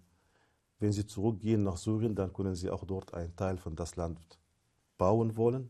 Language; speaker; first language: German; non-native, fluent; Arabic